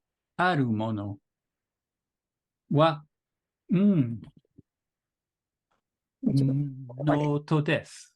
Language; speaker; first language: Japanese; non-native, learner; English